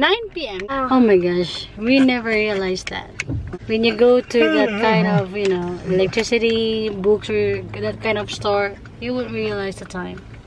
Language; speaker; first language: English; non-native, local second language; Filipino